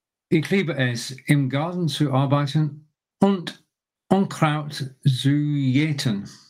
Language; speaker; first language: German; non-native, learner; English